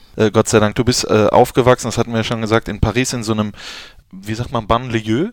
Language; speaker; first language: German; native; German